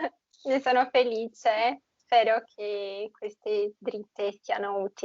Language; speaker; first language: Italian; non-native, fluent; Portuguese